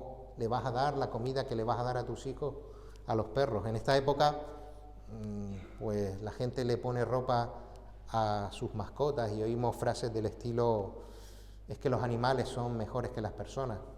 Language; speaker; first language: Spanish; native; Spanish